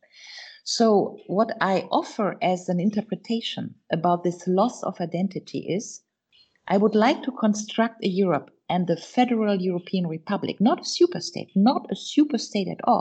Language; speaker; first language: English; non-native, fluent; German